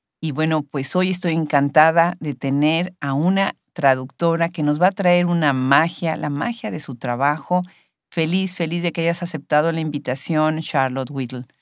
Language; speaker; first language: Spanish; native; Spanish